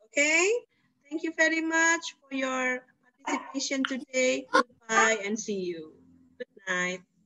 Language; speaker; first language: English; non-native, fluent; Indonesian